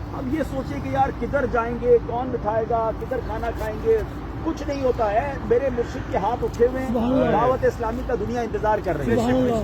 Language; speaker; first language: Urdu; native; Urdu